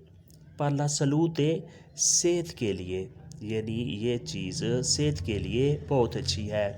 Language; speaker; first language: Hindi; non-native, local second language; Punjabi